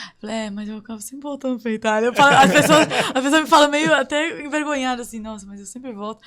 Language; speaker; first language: Portuguese; native; Portuguese